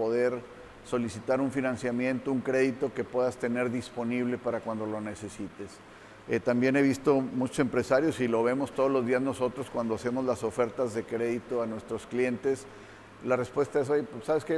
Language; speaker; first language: Spanish; native; Spanish